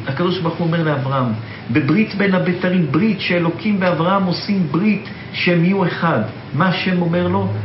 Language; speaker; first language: Hebrew; native; Hebrew